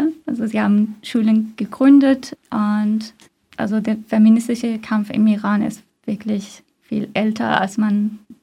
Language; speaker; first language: German; non-native, fluent; Persian